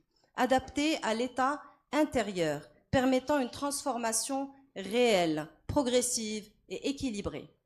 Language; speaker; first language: French; non-native, local second language; Arabic